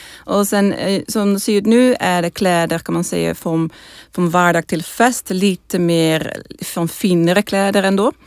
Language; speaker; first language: Swedish; non-native, fluent; Dutch